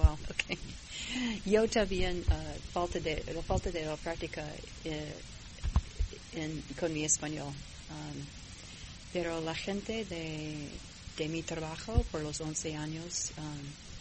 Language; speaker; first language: Spanish; non-native, fluent; English